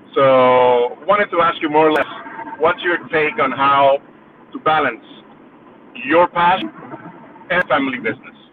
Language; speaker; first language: English; early bilingual, other home language; Spanish